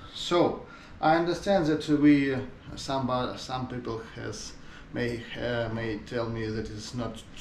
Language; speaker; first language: English; non-native, learner; Ukrainian